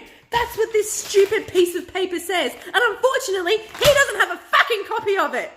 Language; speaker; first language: English; native; English